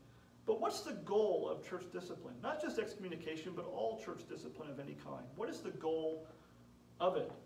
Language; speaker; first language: English; native; English